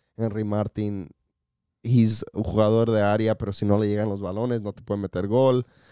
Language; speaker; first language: Spanish; early bilingual, heritage; Spanish